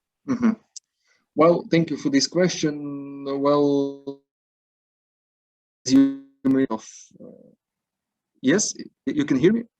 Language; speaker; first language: English; non-native, fluent; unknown